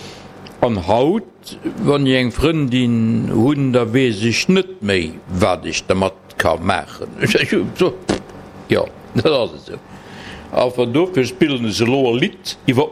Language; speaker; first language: German; non-native, local second language; Luxembourgish